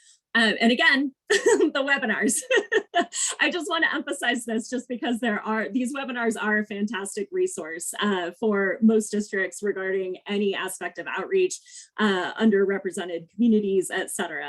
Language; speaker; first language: English; native; English